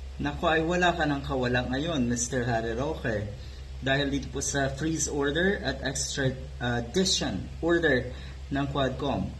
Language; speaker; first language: Filipino; native; Filipino